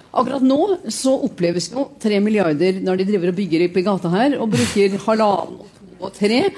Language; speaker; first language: Norwegian; native; Norwegian